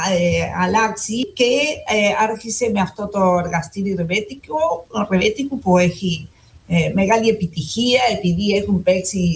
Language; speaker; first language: Greek; non-native, fluent; Spanish